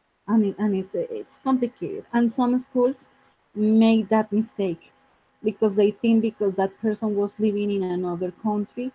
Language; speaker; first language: English; non-native, fluent; Spanish